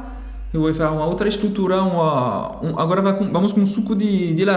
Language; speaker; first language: Portuguese; non-native, fluent; French